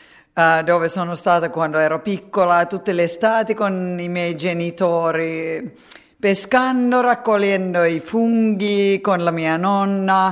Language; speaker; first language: Italian; non-native, fluent; Finnish